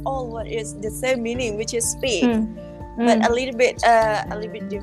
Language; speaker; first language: English; non-native, fluent; Thai